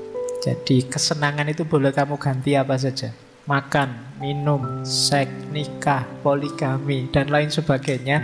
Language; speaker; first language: Indonesian; native; Indonesian